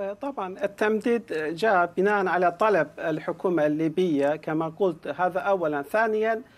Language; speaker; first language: Arabic; non-native, fluent; Turkish